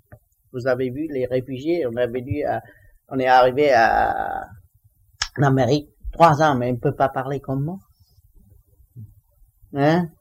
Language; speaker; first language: French; non-native, learner; Vietnamese